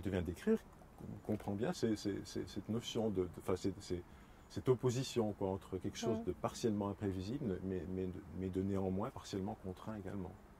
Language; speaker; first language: French; native; French